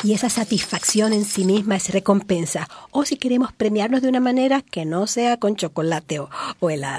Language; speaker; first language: Spanish; native; Spanish